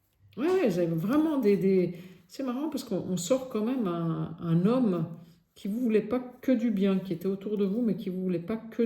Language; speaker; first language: French; native; French